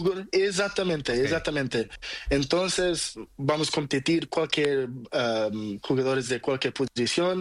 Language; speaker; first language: Spanish; non-native, fluent; Portuguese